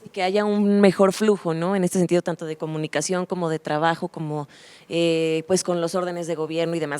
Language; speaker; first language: Spanish; native; Spanish